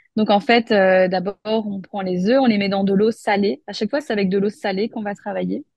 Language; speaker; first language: French; native; French